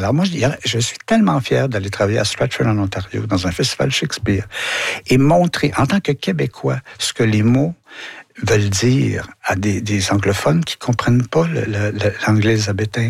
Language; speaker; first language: French; native; French